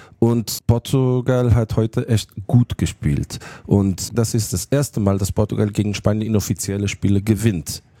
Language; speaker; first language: German; non-native, fluent; Portuguese